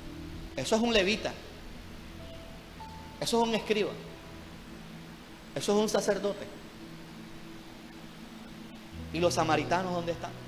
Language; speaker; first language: Spanish; native; Spanish